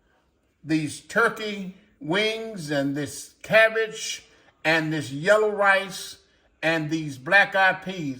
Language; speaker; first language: English; native; English